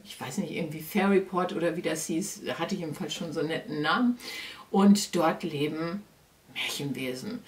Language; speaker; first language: German; native; German